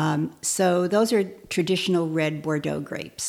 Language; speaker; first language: English; native; English